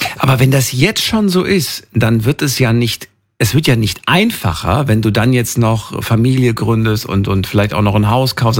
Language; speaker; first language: German; native; German